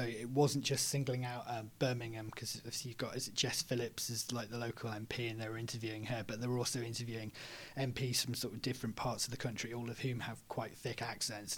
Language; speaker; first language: English; native; English